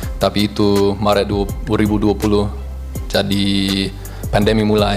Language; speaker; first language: Indonesian; non-native, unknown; English